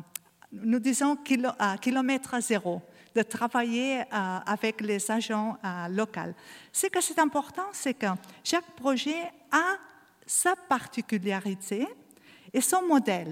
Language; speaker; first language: French; non-native, learner; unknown